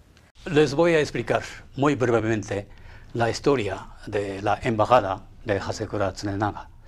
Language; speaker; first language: Spanish; non-native, fluent; Japanese